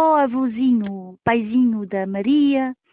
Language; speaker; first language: Portuguese; early bilingual, heritage; Portuguese